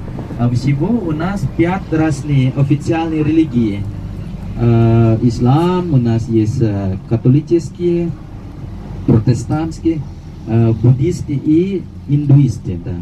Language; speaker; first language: Russian; non-native, fluent; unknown